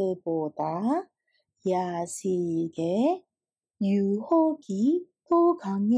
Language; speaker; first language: Korean; non-native, fluent; Indonesian